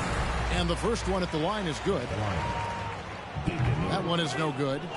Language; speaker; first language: English; native; English